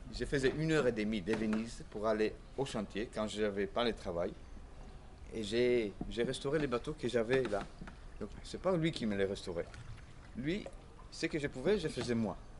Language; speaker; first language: French; non-native, fluent; Polish